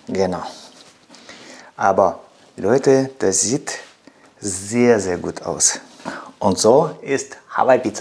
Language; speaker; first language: German; non-native, fluent; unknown